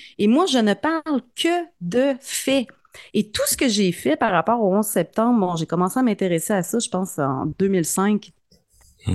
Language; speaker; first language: French; native; French